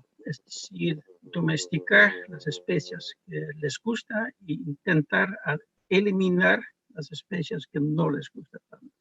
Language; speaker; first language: Spanish; non-native, fluent; Dutch